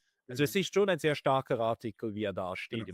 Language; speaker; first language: German; native; German